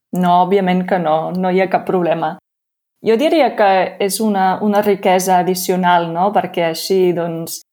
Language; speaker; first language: Catalan; non-native, fluent; German